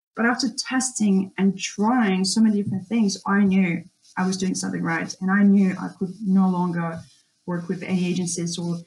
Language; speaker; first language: English; non-native, fluent; Russian